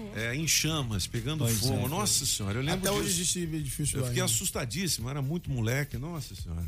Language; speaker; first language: Portuguese; native; Portuguese